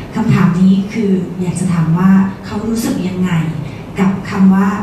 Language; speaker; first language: Thai; native; Thai